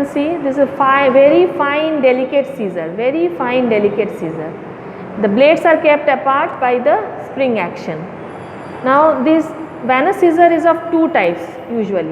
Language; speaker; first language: English; non-native, local second language; Bangla